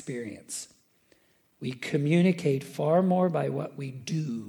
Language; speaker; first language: English; native; English